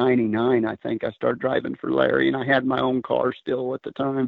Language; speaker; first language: English; native; English